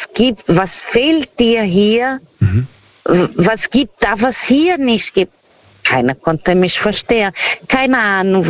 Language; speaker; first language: German; non-native, fluent; Portuguese